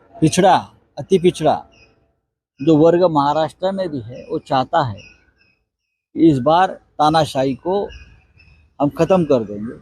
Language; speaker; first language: Hindi; non-native, local second language; Marathi